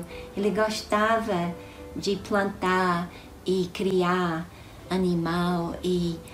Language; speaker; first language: Portuguese; non-native, fluent; English